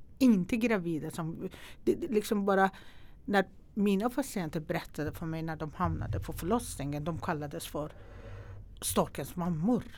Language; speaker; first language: Swedish; non-native, fluent; Persian